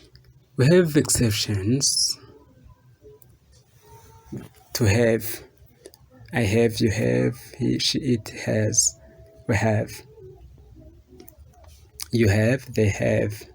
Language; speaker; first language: English; non-native, fluent; Rundi